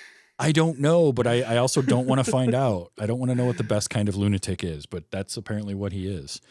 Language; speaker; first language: English; native; English